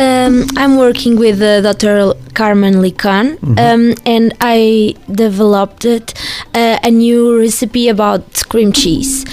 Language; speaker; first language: English; non-native, learner; Portuguese